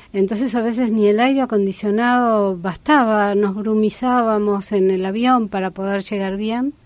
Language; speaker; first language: Spanish; native; Spanish